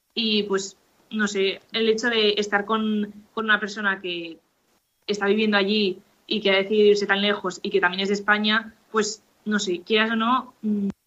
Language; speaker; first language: Spanish; native; Spanish